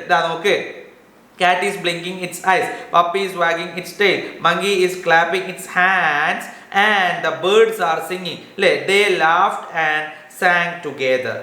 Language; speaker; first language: English; non-native, local second language; Malayalam